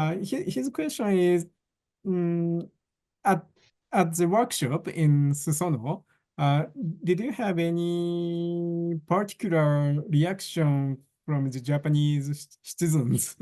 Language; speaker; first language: English; non-native, fluent; Japanese